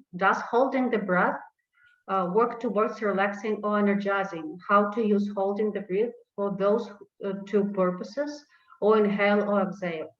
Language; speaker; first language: English; non-native, fluent; Ukrainian